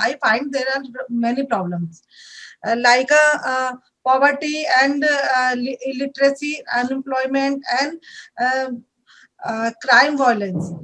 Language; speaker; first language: English; non-native, learner; Hindi